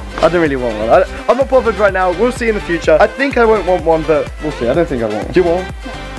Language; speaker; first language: English; early bilingual, other home language; Portuguese